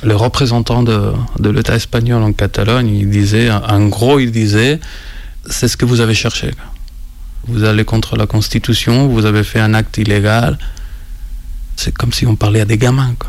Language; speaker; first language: French; non-native, fluent; Spanish